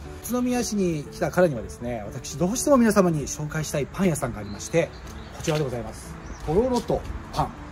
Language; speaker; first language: Japanese; native; Japanese